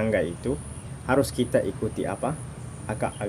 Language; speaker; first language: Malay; non-native, fluent; Arabic